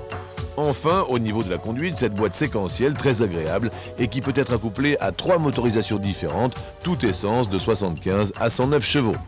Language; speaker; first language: French; native; French